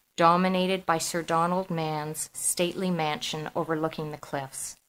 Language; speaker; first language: English; native; English